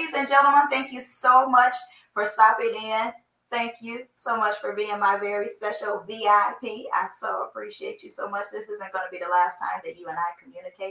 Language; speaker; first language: English; native; English